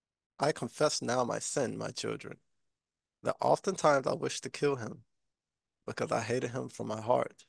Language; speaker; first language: English; native; English